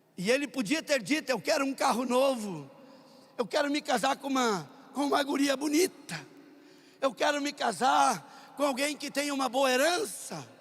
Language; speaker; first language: Portuguese; non-native, local second language; German